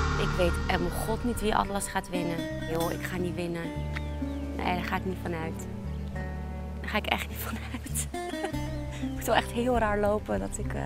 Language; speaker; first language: Dutch; early bilingual, other home language; Arabic